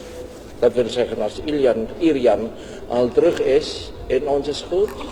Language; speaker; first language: Dutch; non-native, local second language; Indonesian